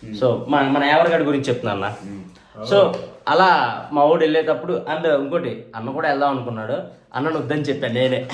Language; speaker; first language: Telugu; native; Telugu